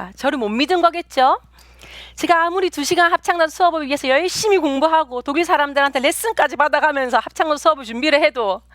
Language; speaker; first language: Korean; native; Korean